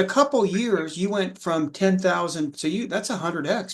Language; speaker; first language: English; native; English